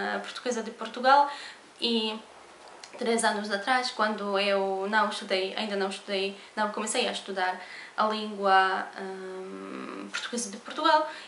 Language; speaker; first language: Portuguese; non-native, fluent; Polish